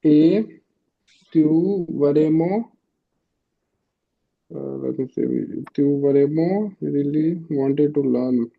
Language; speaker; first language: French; non-native, learner; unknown